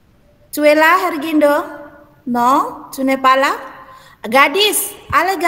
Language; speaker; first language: French; non-native, fluent; Indonesian